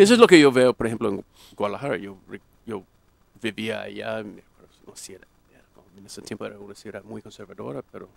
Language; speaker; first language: Spanish; non-native, fluent; English